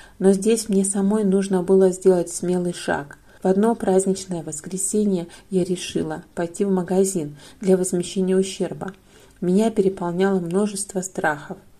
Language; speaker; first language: Russian; non-native, fluent; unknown